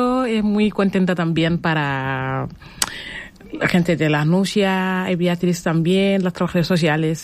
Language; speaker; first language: Spanish; non-native, learner; Arabic